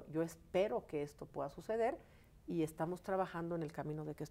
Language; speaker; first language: Spanish; native; Spanish